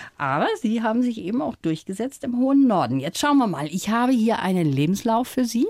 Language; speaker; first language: German; native; German